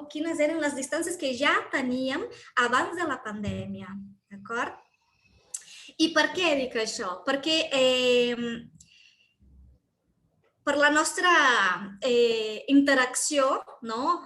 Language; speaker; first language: Catalan; non-native, fluent; Portuguese